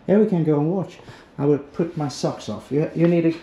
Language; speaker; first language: English; non-native, fluent; Swedish